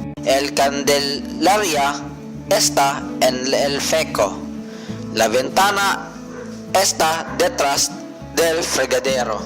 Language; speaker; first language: Spanish; non-native, learner; Cebuano